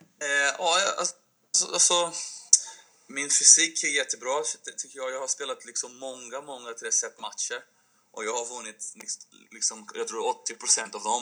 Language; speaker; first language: Swedish; non-native, fluent; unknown